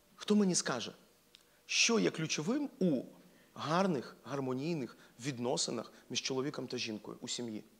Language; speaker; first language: Ukrainian; non-native, local second language; Russian